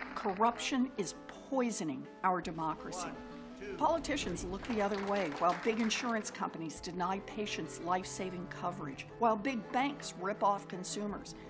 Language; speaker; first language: English; native; English